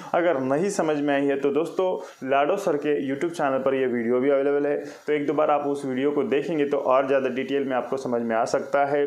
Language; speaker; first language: Hindi; non-native, local second language; Marathi